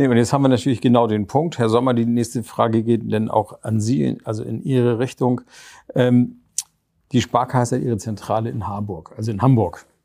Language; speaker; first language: German; native; German